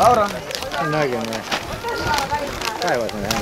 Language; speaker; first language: Finnish; native; Finnish